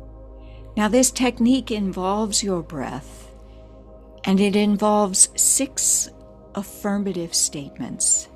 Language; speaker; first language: English; native; English